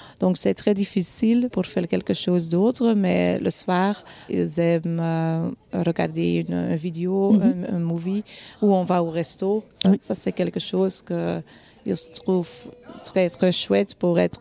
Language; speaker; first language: French; non-native, local second language; Dutch